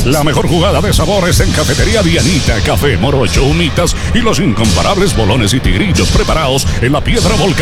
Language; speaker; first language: Spanish; native; Spanish